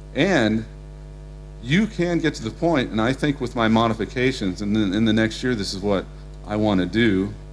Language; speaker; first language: English; native; English